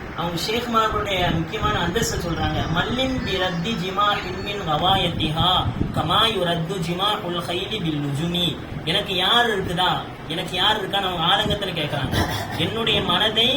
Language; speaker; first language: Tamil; native; Tamil